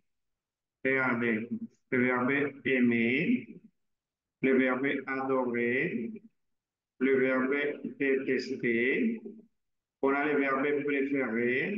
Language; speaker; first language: French; non-native, fluent; Spanish